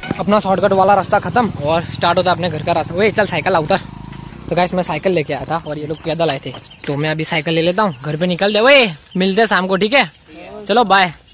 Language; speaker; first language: Hindi; non-native, local second language; Gujarati